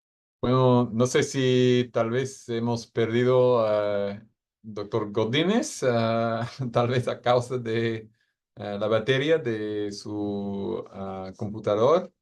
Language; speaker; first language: Spanish; non-native, fluent; English